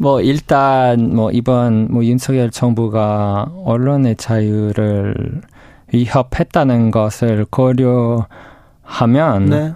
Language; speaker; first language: Korean; non-native, fluent; English